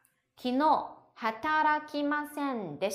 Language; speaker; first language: Japanese; non-native, fluent; Chinese